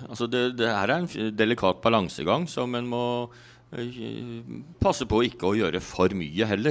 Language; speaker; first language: Norwegian; native; Norwegian